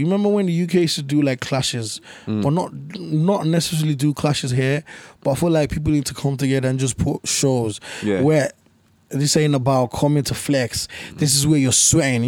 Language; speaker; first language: English; native; English